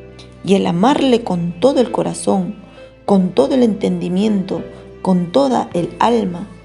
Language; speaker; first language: Spanish; native; Spanish